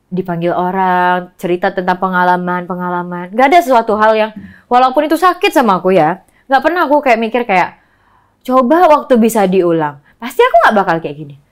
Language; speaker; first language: Indonesian; native; Indonesian